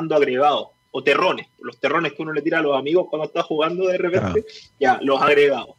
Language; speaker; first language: Spanish; native; Spanish